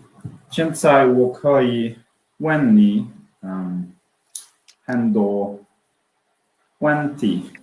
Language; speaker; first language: Chinese; non-native, learner; English